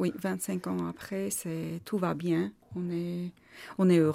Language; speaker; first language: French; non-native, learner; Armenian